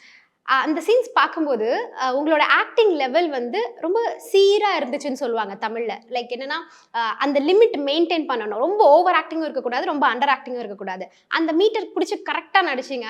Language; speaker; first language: Tamil; native; Tamil